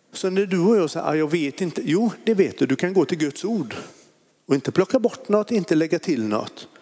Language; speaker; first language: Swedish; native; Swedish